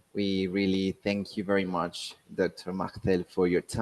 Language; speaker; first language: English; non-native, fluent; Spanish